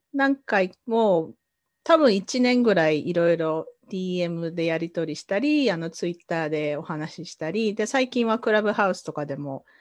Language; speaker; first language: Japanese; native; Japanese